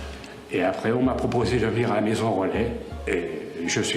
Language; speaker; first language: French; native; French